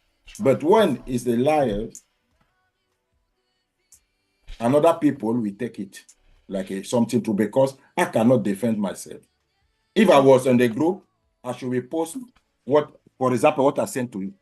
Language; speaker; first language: English; non-native, learner; French